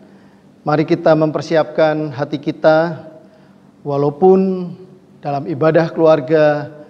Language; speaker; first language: Indonesian; native; Indonesian